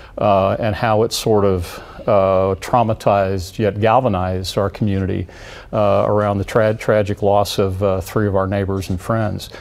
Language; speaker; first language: English; native; English